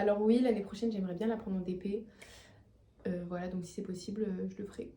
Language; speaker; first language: French; native; French